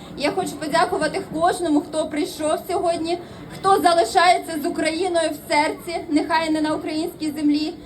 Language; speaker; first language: Ukrainian; native; Ukrainian